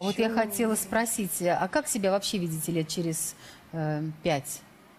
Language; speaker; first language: Russian; native; Russian